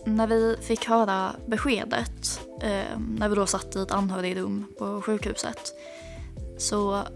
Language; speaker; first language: Swedish; native; Swedish